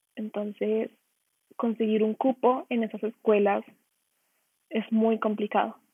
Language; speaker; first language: Spanish; native; Spanish